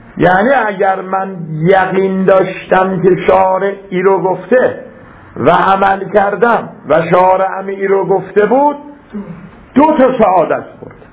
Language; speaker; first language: Persian; native; Persian